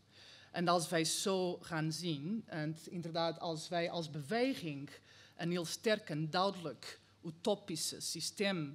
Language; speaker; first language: Dutch; non-native, fluent; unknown